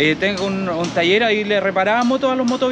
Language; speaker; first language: Spanish; native; Spanish